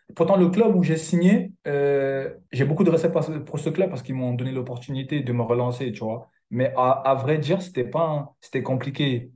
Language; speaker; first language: French; early bilingual, other home language; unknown